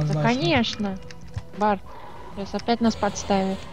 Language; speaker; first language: Russian; native; Russian